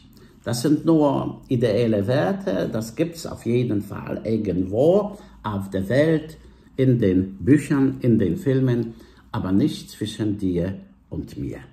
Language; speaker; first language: German; non-native, fluent; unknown